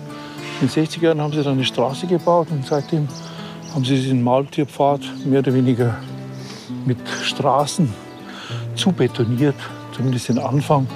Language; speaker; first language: German; native; German